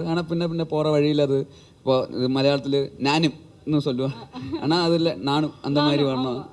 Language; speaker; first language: Tamil; non-native, learner; Malayalam